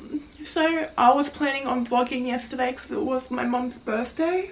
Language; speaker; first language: English; native; English